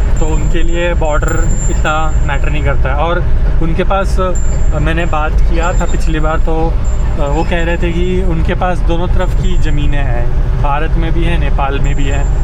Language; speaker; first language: Hindi; non-native, local second language; Kannada